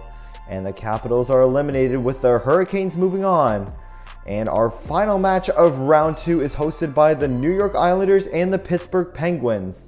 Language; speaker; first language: English; native; English